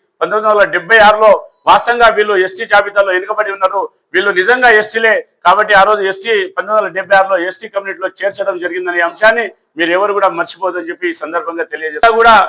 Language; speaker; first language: Telugu; non-native, local second language; Lambadi